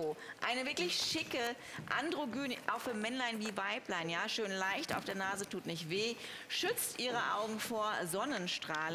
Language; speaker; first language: German; native; German